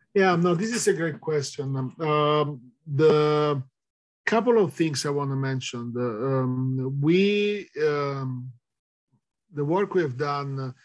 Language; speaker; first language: English; non-native, fluent; Italian